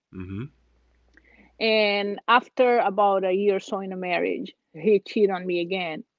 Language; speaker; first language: English; non-native, fluent; Portuguese